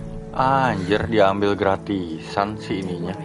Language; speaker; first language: Indonesian; native; Indonesian